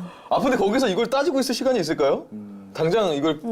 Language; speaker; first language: Korean; native; Korean